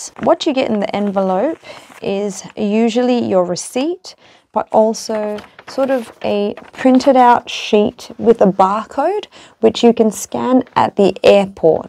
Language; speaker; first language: English; native; English